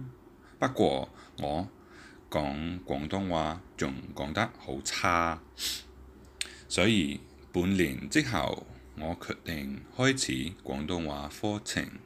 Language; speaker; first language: Cantonese; non-native, learner; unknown